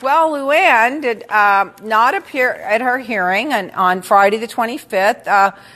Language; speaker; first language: English; native; English